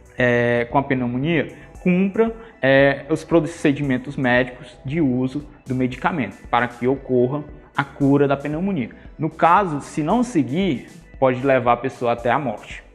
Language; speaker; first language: Portuguese; native; Portuguese